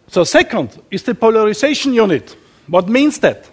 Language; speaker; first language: English; non-native, learner; German